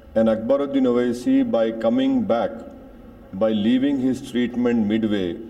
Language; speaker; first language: English; non-native, local second language; Urdu